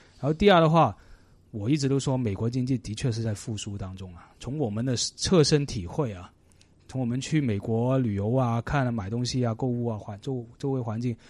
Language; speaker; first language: Chinese; non-native, local second language; Cantonese